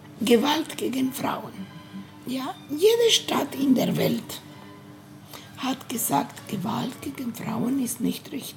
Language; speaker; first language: German; non-native, learner; Spanish